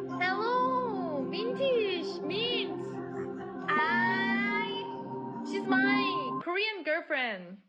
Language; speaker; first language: English; non-native, learner; Korean